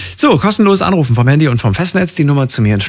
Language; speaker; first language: German; native; German